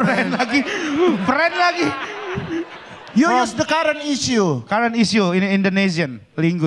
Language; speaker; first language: English; non-native, learner; Indonesian